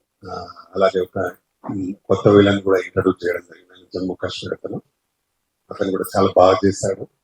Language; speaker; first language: Telugu; native; Telugu